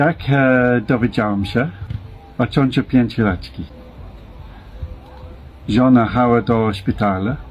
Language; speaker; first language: Polish; non-native, learner; English